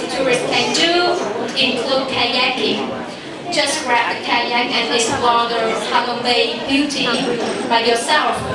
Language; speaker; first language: English; non-native, learner; Vietnamese